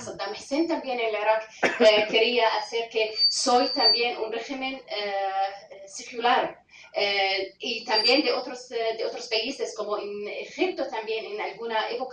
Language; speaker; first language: Spanish; non-native, fluent; Arabic